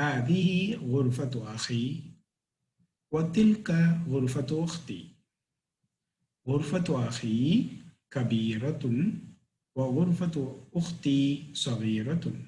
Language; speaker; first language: Arabic; non-native, fluent; Tamil